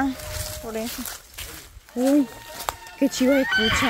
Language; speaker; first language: Spanish; native; Spanish